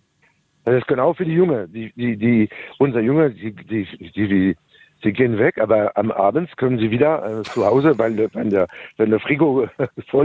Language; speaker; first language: German; non-native, learner; French